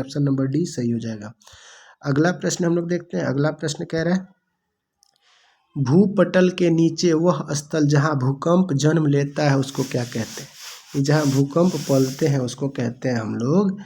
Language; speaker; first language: Hindi; non-native, local second language; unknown